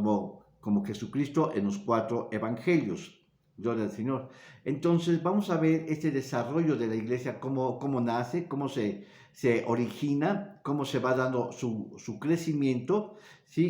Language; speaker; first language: Spanish; native; Spanish